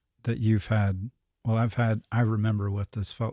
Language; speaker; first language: English; native; English